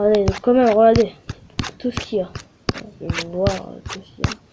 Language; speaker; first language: French; native; French